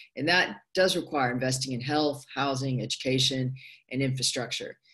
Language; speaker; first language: English; native; English